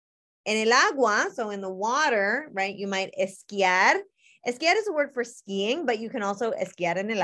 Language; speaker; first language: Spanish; non-native, fluent; English